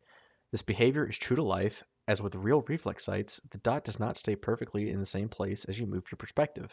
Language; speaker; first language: English; native; English